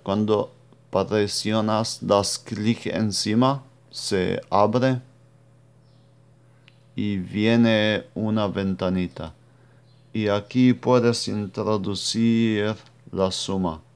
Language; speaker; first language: Spanish; non-native, fluent; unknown